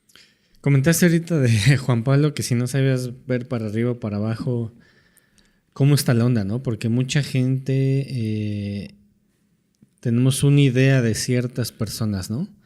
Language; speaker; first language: Spanish; native; Spanish